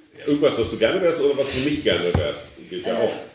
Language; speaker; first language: German; native; German